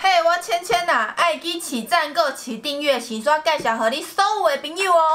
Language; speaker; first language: Chinese; native; Chinese